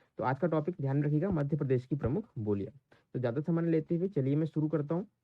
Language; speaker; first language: Hindi; native; Hindi